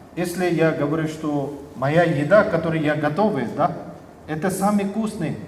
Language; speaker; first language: Russian; non-native, learner; English